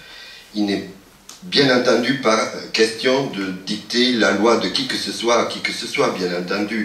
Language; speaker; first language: French; native; French